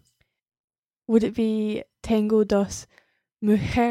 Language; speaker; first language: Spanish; non-native, learner; English